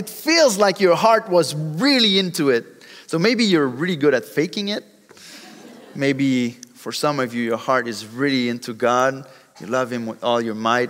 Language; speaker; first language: English; non-native, fluent; French